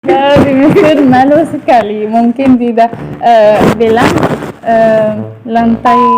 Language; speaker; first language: Indonesian; non-native, learner; Arabic